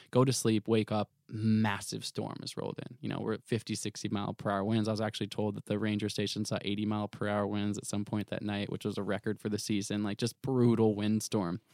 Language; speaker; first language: English; native; English